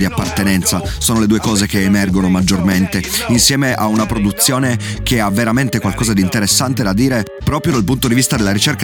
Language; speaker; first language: Italian; native; Italian